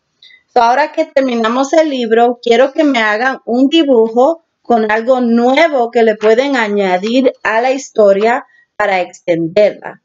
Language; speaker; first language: Spanish; early bilingual, heritage; Spanish